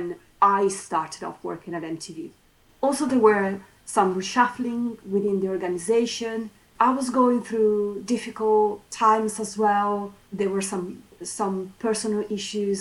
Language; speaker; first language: English; non-native, fluent; Italian